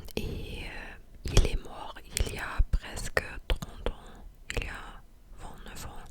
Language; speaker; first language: French; non-native, fluent; English